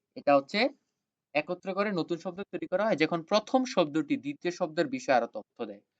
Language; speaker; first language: Bangla; native; Bangla